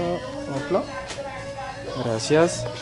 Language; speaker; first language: Spanish; non-native, learner; French